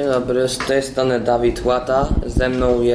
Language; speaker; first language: Polish; early bilingual, heritage; Polish